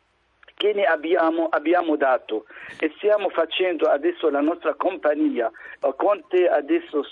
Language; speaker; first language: Italian; non-native, fluent; Arabic